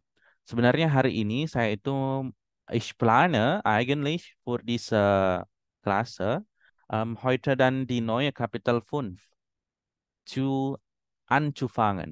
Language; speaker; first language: German; non-native, fluent; Indonesian